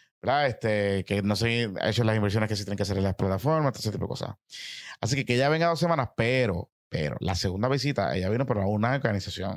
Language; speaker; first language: Spanish; native; Spanish